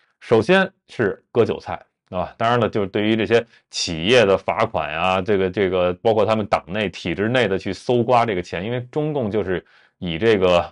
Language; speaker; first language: Chinese; native; Chinese